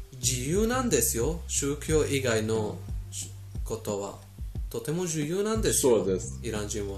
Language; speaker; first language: Japanese; non-native, fluent; Persian